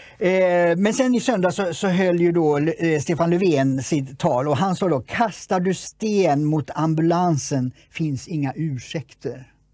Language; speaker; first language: Swedish; native; Swedish